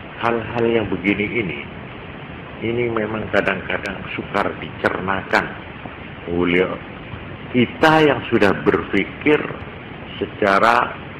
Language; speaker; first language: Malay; non-native, local second language; Javanese